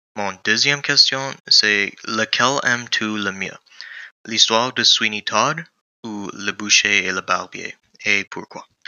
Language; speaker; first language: French; non-native, learner; English